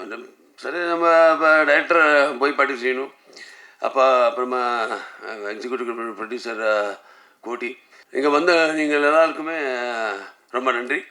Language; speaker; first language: Tamil; non-native, local second language; Telugu